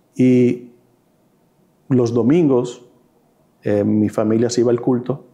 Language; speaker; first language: Spanish; early bilingual, heritage; Spanish